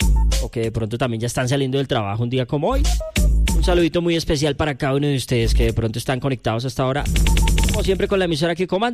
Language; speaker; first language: Spanish; native; Spanish